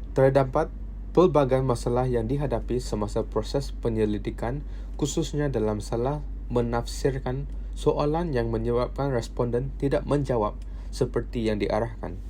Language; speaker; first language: Malay; non-native, local second language; Chinese